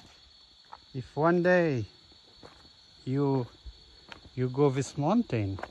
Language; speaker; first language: English; non-native, learner; French